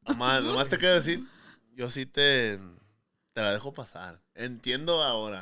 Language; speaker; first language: Spanish; early bilingual, heritage; Spanish